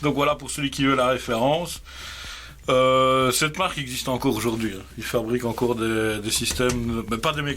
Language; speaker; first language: French; native; French